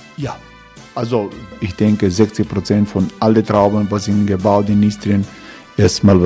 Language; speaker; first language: German; non-native, learner; Croatian